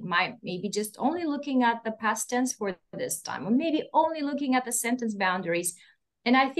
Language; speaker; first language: English; non-native, fluent; Russian